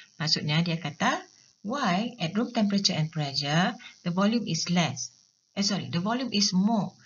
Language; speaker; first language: English; non-native, local second language; Malay